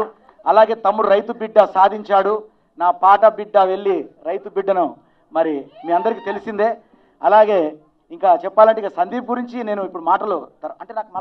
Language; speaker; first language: Telugu; native; Telugu